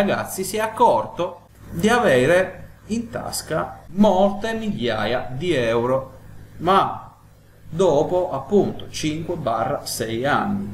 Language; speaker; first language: Italian; native; Italian